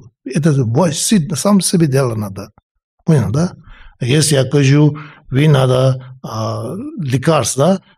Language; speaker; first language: Russian; non-native, learner; Tibetan